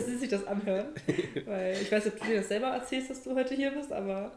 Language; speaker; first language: German; native; German